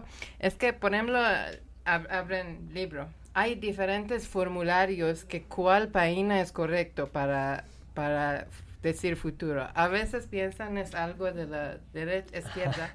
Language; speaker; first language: Spanish; non-native, fluent; Persian